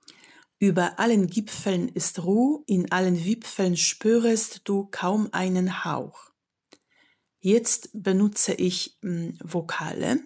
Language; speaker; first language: German; non-native, fluent; Polish